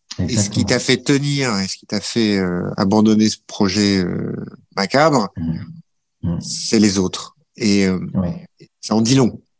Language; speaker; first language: French; native; French